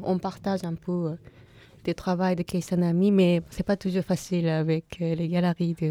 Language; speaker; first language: French; non-native, fluent; Japanese